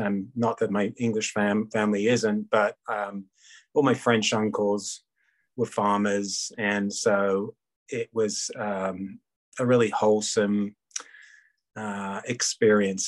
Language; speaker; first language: English; native; English